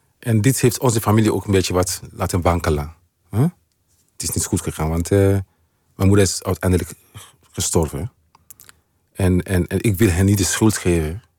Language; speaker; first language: Dutch; non-native, fluent; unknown